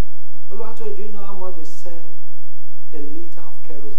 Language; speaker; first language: English; non-native, local second language; Yoruba